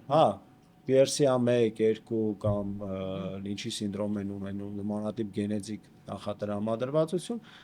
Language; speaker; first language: Armenian; native; Armenian